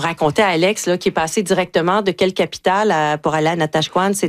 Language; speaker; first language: French; native; French